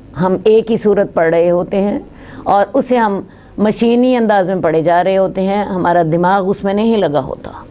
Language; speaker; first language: Urdu; non-native, local second language; Punjabi